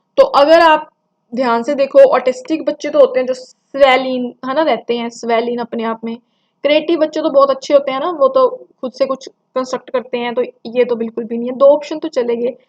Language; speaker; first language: Hindi; non-native, local second language; Punjabi